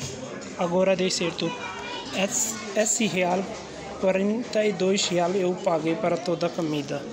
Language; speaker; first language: Portuguese; non-native, learner; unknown